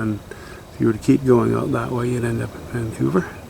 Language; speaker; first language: English; native; English